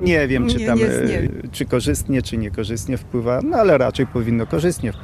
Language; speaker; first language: Polish; native; Polish